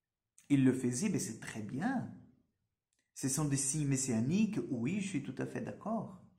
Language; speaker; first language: French; non-native, fluent; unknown